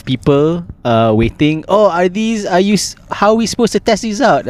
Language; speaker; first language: English; non-native, local second language; Malay